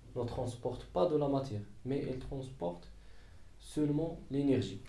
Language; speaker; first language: French; non-native, local second language; Arabic